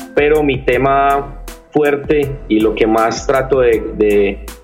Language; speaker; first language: Spanish; native; Spanish